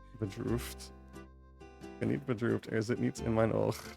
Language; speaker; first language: Dutch; non-native, learner; English